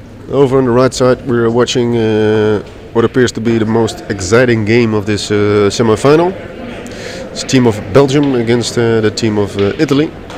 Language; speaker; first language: English; non-native, fluent; Dutch